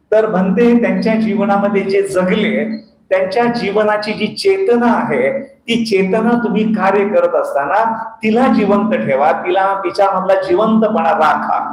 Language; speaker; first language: Marathi; non-native, fluent; English